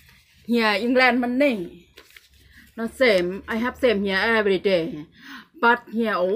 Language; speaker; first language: English; non-native, learner; Thai